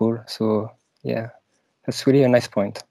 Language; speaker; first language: English; non-native, fluent; French